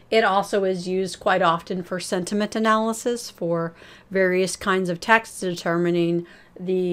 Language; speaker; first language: English; native; English